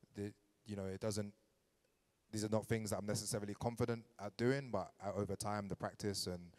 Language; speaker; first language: English; native; English